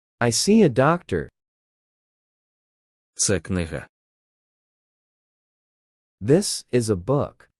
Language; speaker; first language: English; non-native, fluent; Ukrainian